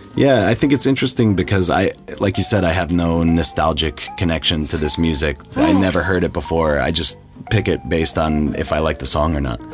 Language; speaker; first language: English; native; English